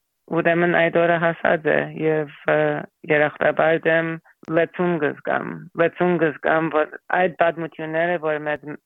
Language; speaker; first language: Armenian; early bilingual, heritage; Armenian